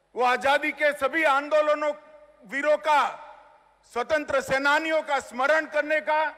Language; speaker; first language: Hindi; non-native, local second language; Gujarati